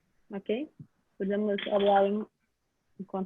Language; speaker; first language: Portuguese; non-native, learner; Spanish